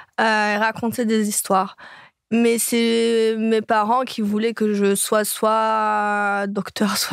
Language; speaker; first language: French; non-native, local second language; Arabic